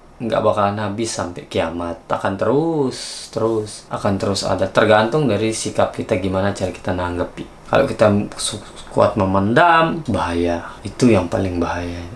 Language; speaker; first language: Indonesian; native; Indonesian